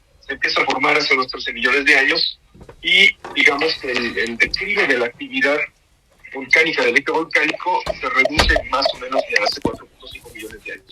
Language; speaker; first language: Spanish; native; Spanish